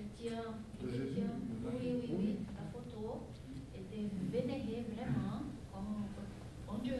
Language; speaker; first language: French; non-native, fluent; Portuguese